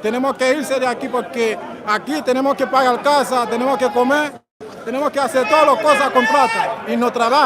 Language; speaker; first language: Spanish; non-native, learner; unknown